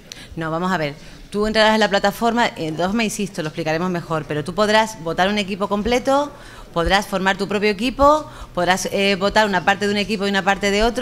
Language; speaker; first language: Spanish; native; Spanish